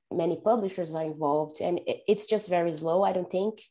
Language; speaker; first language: English; non-native, fluent; Portuguese